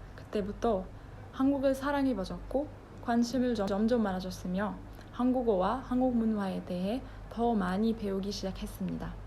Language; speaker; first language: Korean; non-native, fluent; Arabic